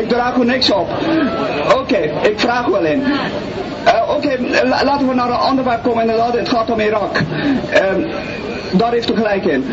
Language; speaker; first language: Dutch; non-native, fluent; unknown